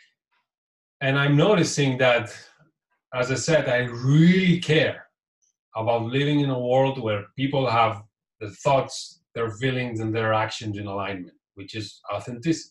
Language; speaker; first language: English; non-native, fluent; Catalan